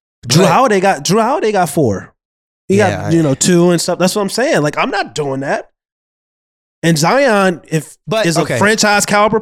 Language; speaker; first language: English; native; English